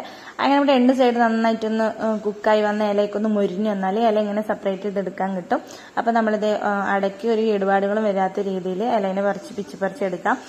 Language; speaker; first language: Malayalam; native; Malayalam